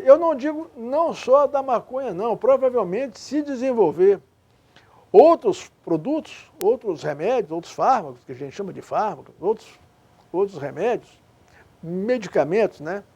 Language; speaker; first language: Portuguese; native; Portuguese